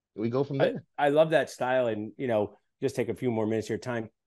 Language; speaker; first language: English; native; English